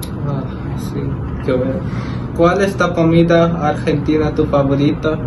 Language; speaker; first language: Spanish; non-native, learner; English